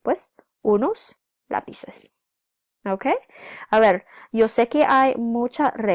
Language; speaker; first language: Spanish; non-native, fluent; English